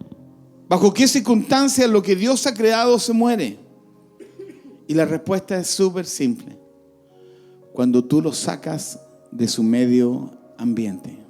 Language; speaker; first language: Spanish; native; Spanish